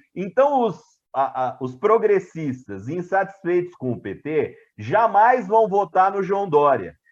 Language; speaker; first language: Portuguese; native; Portuguese